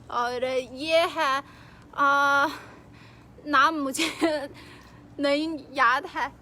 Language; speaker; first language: Hindi; non-native, fluent; Chinese